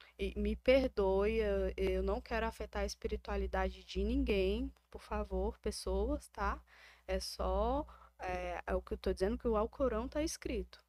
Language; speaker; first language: Portuguese; native; Portuguese